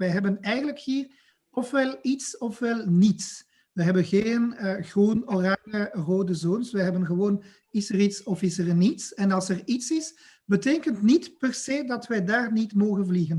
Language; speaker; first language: Dutch; non-native, local second language; French